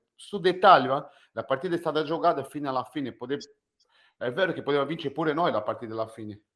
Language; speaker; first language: Italian; non-native, fluent; Portuguese